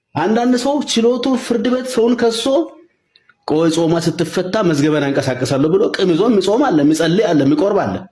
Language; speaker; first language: Amharic; native; Amharic